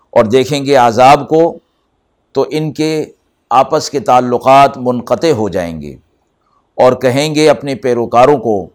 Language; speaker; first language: Urdu; native; Urdu